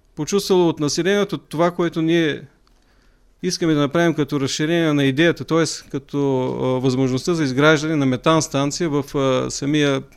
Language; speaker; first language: Bulgarian; native; Bulgarian